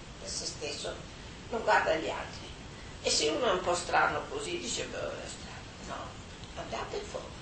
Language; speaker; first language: Italian; non-native, fluent; German